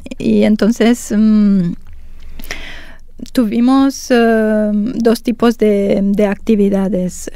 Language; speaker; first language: Spanish; non-native, fluent; Romanian